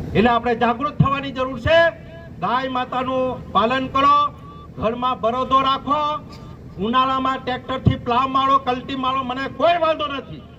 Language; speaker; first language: Gujarati; non-native, local second language; Bhili